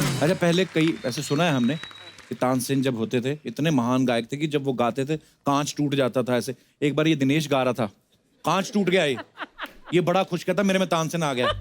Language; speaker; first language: Hindi; non-native, local second language; Punjabi